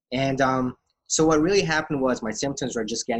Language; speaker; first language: English; native; English